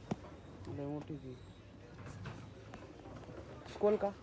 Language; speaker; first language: Russian; non-native, learner; Hindi